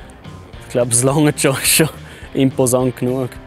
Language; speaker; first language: German; native; German